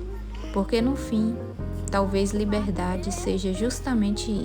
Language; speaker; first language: Portuguese; native; Portuguese